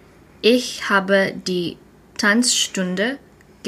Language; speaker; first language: German; non-native, learner; English